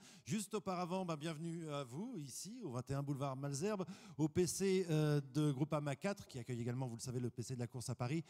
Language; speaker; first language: French; native; French